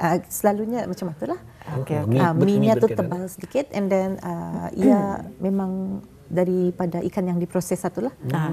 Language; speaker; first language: Malay; native; Malay